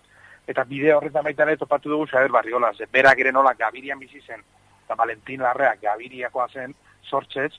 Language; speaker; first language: Basque; native; Basque